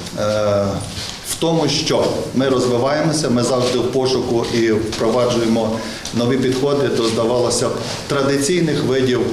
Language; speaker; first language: Ukrainian; native; Ukrainian